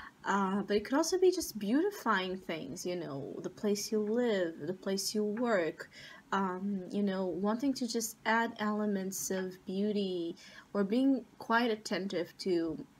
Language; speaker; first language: English; non-native, fluent; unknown